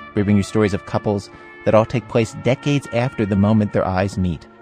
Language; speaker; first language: English; native; English